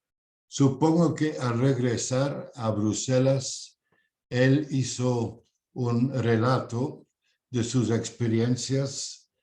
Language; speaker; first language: Spanish; non-native, fluent; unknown